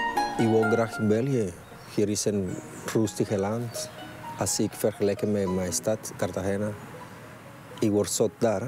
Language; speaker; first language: Dutch; non-native, fluent; Spanish